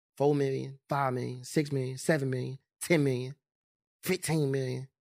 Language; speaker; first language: English; native; English